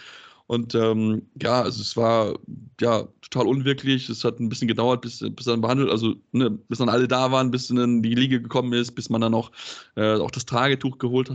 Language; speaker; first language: German; native; German